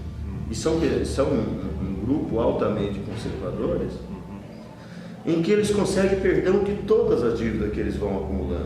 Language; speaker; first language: Portuguese; native; Portuguese